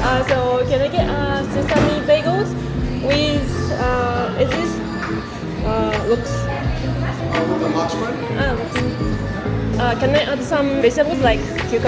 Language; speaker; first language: English; non-native, learner; Japanese